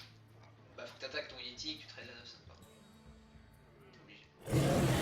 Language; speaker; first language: French; native; French